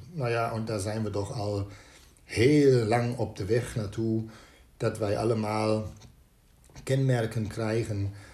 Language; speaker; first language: Dutch; native; Dutch